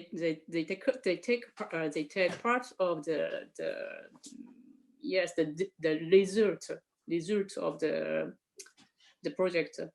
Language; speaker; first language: English; non-native, fluent; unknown